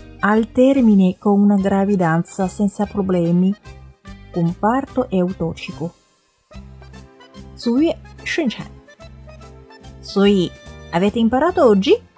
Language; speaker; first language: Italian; non-native, fluent; Chinese